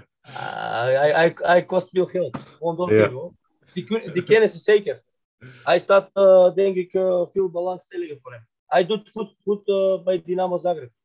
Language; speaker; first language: Dutch; non-native, fluent; Macedonian